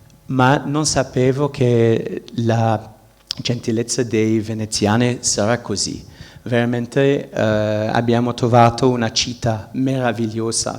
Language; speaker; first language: Italian; non-native, fluent; English